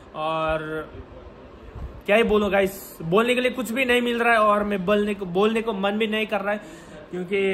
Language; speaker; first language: Hindi; non-native, local second language; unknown